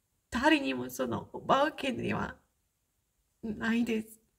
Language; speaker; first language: Japanese; non-native, fluent; Ukrainian